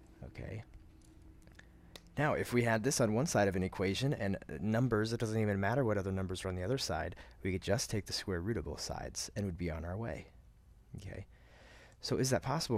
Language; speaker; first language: English; native; English